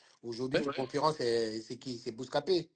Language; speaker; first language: French; native; French